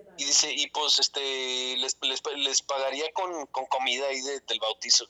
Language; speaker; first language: Spanish; native; Spanish